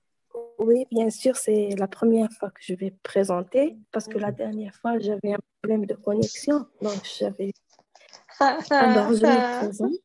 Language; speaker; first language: French; non-native, fluent; Arabic